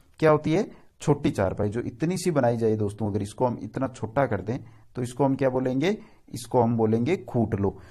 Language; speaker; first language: Hindi; native; Hindi